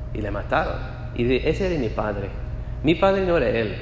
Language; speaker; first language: Spanish; non-native, fluent; English